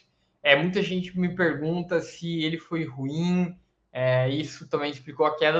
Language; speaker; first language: Portuguese; native; Portuguese